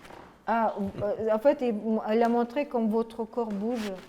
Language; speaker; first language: French; non-native, fluent; Russian